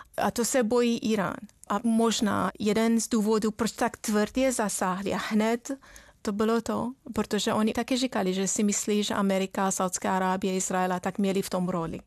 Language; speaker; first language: Czech; non-native, fluent; Persian